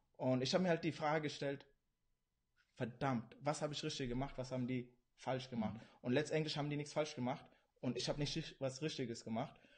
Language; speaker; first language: German; early bilingual, other home language; Urdu